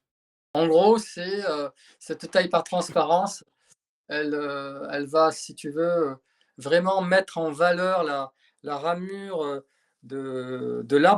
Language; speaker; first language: French; native; French